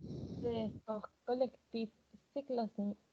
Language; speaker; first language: French; non-native, learner; Spanish